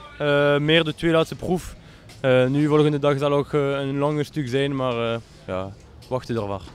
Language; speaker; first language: Dutch; non-native, local second language; French